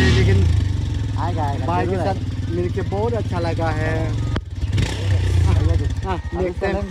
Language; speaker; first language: Hindi; non-native, local second language; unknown